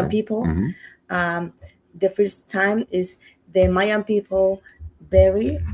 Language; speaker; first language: English; non-native, learner; Spanish